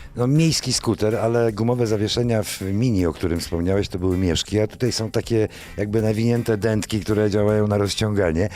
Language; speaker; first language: Polish; native; Polish